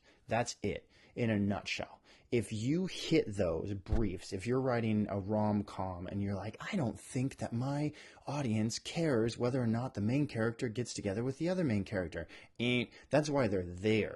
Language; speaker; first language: English; native; English